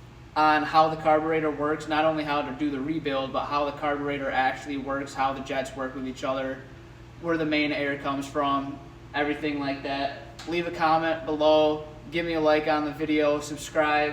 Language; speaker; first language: English; native; English